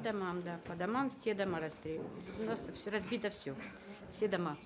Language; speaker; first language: Russian; native; Russian